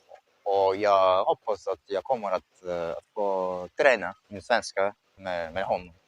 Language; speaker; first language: Swedish; non-native, learner; French